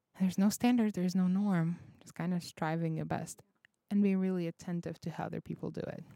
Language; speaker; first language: English; non-native, fluent; Russian